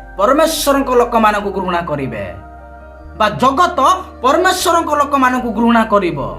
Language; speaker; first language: Odia; non-native, local second language; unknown